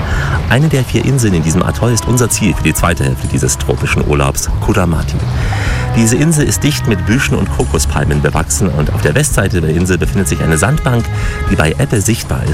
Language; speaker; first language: German; native; German